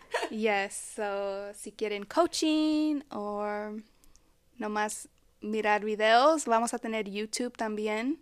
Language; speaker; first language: Spanish; early bilingual, other home language; English